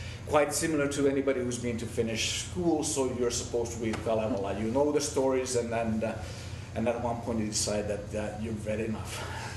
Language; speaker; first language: English; non-native, fluent; Finnish